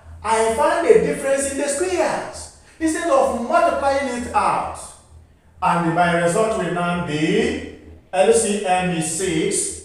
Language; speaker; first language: English; non-native, local second language; Igbo